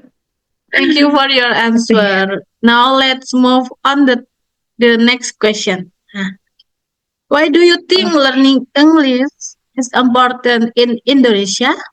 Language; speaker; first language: English; non-native, learner; Indonesian